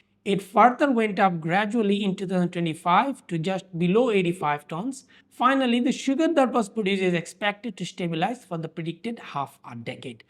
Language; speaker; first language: English; non-native, local second language; Bangla